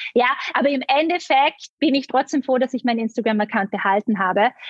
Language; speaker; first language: German; native; German